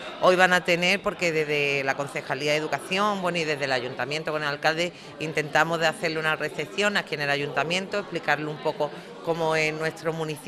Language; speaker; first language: Spanish; native; Spanish